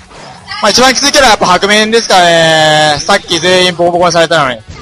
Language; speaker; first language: Japanese; native; Japanese